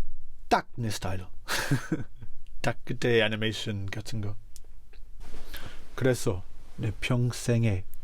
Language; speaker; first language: Korean; non-native, fluent; English